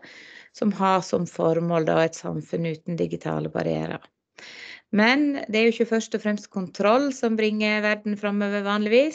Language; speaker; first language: Norwegian; native; Norwegian